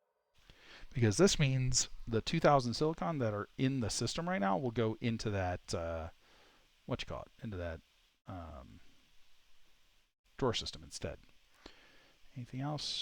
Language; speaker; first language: English; native; English